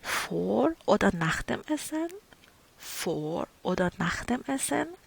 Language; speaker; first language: German; non-native, fluent; Persian